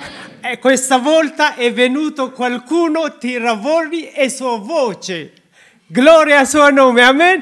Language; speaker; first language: Italian; non-native, learner; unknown